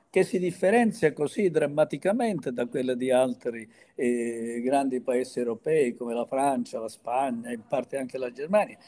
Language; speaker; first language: Italian; native; Italian